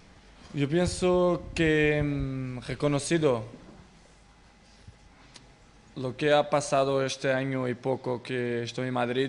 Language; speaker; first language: Spanish; non-native, fluent; Portuguese